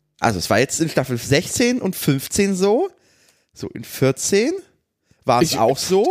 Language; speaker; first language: German; native; German